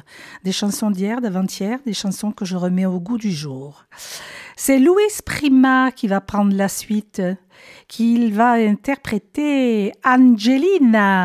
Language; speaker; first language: French; native; French